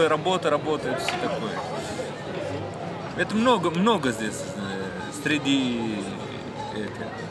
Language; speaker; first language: Russian; non-native, fluent; Arabic